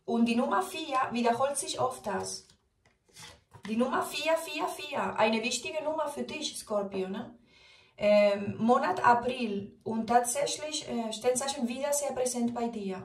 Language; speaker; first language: German; non-native, fluent; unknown